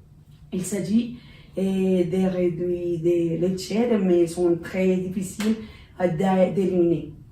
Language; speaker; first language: French; non-native, learner; Spanish